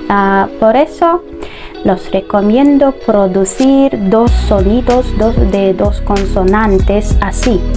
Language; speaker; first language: Spanish; non-native, fluent; Russian